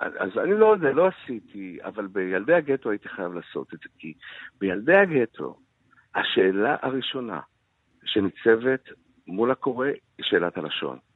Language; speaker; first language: Hebrew; early bilingual, other home language; Arabic